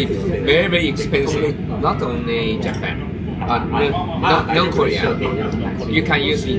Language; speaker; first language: English; non-native, learner; Japanese